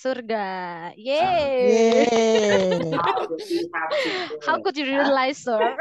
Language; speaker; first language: English; non-native, learner; Indonesian